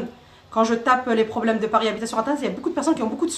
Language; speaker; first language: French; native; French